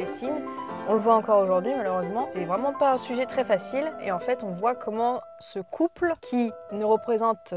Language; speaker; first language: French; native; French